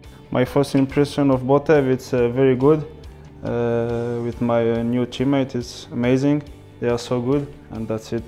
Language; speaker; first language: English; non-native, learner; French